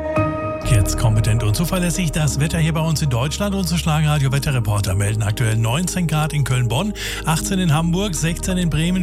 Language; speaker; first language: German; native; German